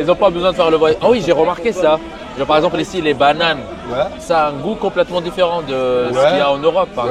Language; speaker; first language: French; native; French